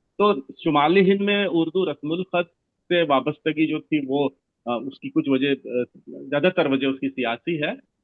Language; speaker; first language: Hindi; non-native, local second language; Konkani